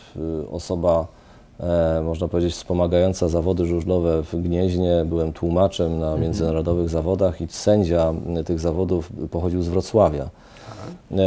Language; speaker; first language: Polish; native; Polish